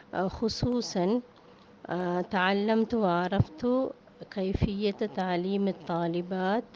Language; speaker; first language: Arabic; non-native, fluent; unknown